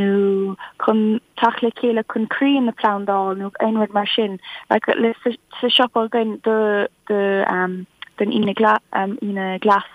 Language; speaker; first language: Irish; non-native, local second language; English